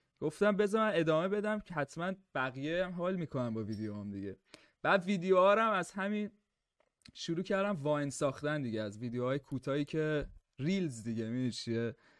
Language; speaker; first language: Persian; native; Persian